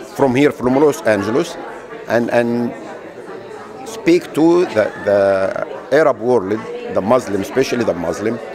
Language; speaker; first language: English; non-native, fluent; Arabic